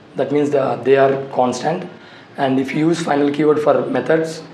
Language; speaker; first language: English; non-native, local second language; Telugu